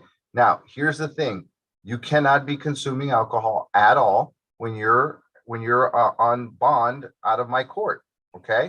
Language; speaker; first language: English; native; English